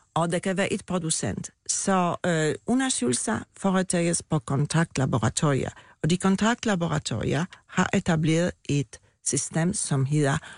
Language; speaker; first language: Danish; non-native, fluent; Polish